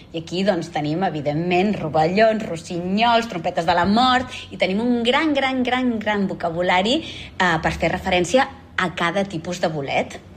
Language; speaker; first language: Catalan; native; Catalan